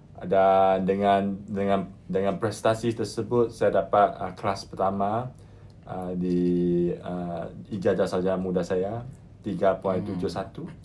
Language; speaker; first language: Malay; non-native, local second language; Chinese